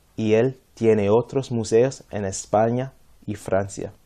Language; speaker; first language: Spanish; non-native, fluent; English